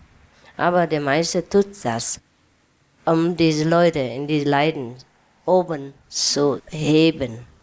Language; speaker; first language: German; non-native, learner; Vietnamese